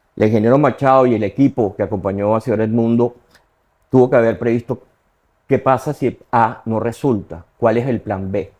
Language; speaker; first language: Spanish; native; Spanish